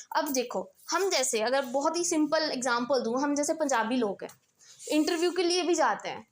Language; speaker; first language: Hindi; non-native, local second language; Punjabi